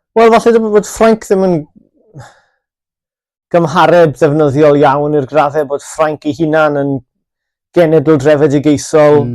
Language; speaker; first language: Welsh; native; Welsh